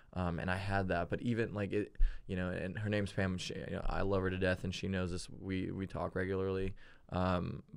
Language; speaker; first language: English; early bilingual, other home language; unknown